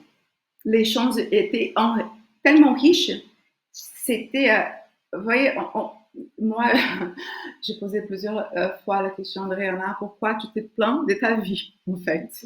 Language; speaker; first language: French; non-native, fluent; Portuguese